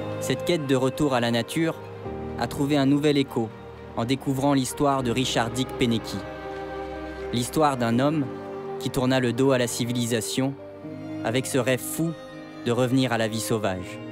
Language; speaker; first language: French; native; French